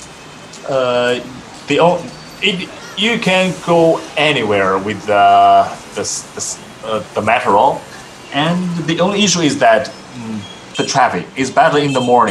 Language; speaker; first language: English; non-native, fluent; Chinese